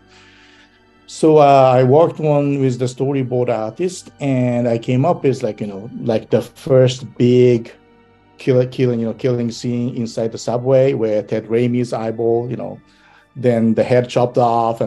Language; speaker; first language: English; non-native, fluent; Japanese